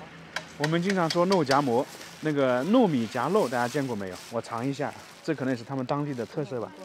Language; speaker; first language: Chinese; native; Chinese